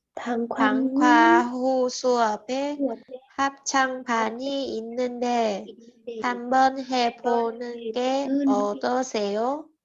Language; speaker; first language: Korean; non-native, learner; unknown